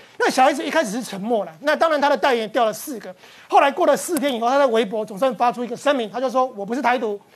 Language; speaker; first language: Chinese; native; Chinese